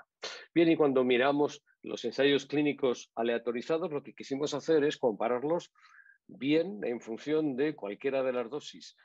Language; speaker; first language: Spanish; native; Spanish